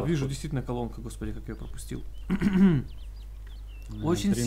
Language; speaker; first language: Russian; native; Russian